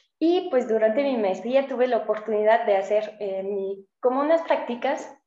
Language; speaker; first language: Spanish; non-native, fluent; French